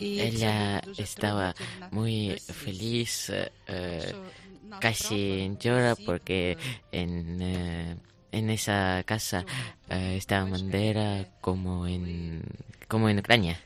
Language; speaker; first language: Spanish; non-native, learner; Ukrainian